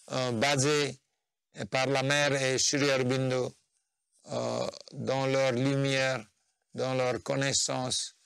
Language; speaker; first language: French; non-native, fluent; Nepali